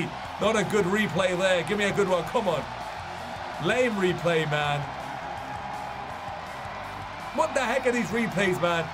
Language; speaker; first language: English; native; English